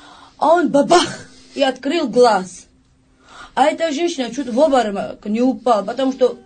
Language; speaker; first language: Russian; non-native, fluent; Georgian